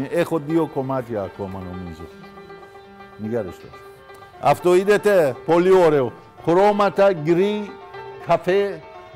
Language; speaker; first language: Greek; non-native, learner; Persian